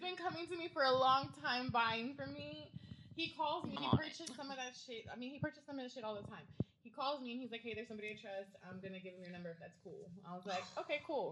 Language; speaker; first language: English; native; English